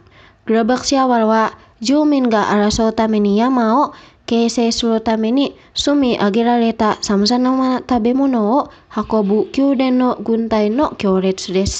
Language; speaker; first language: Japanese; non-native, fluent; Indonesian